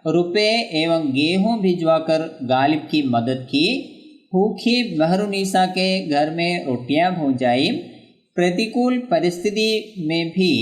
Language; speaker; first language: Hindi; non-native, local second language; Malayalam